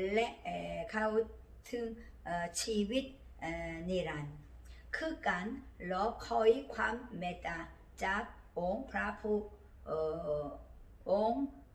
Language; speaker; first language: Thai; non-native, learner; Korean